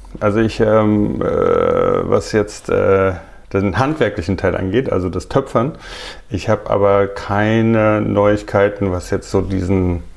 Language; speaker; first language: German; native; German